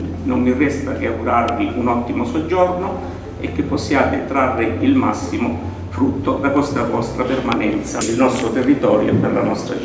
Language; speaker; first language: Italian; native; Italian